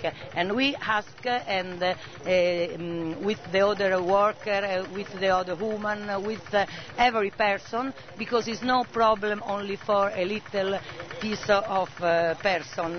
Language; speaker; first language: English; non-native, learner; Italian